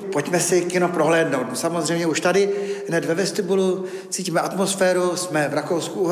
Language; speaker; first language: Czech; native; Czech